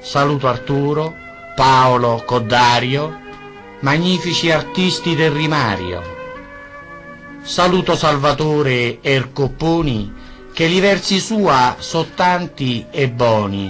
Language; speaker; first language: Italian; native; Italian